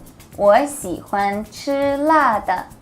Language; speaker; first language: Chinese; non-native, fluent; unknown